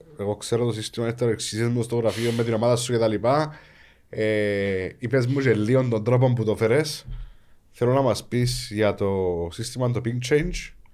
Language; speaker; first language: Greek; native; Greek